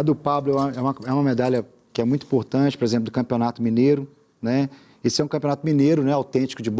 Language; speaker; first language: Portuguese; native; Portuguese